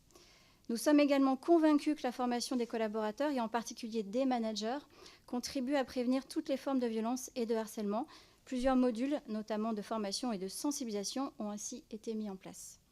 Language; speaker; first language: French; native; French